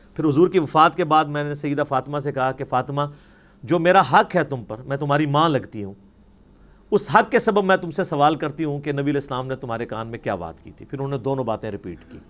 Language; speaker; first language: Urdu; non-native, local second language; Punjabi